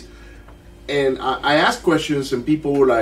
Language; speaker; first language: English; non-native, fluent; Spanish